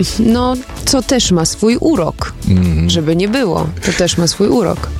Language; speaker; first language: Polish; early bilingual, heritage; Polish